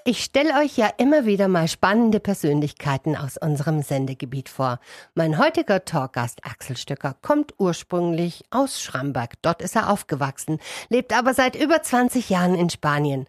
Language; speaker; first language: German; native; German